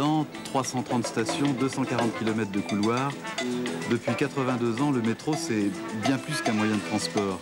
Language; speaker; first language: French; native; French